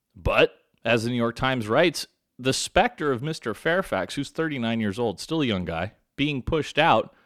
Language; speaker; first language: English; native; English